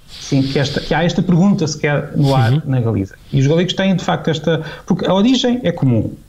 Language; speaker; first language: Portuguese; native; Portuguese